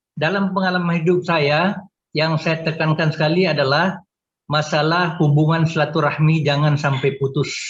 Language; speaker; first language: Indonesian; non-native, local second language; Minangkabau